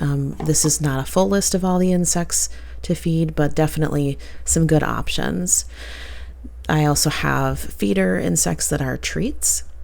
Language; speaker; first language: English; native; English